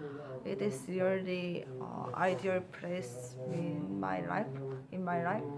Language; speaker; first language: English; non-native, learner; Korean